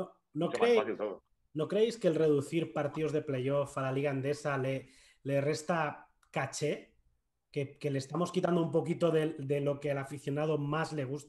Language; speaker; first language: Spanish; native; Spanish